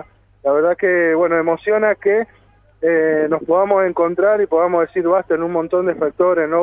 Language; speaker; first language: Spanish; native; Spanish